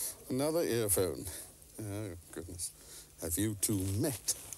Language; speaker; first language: English; native; English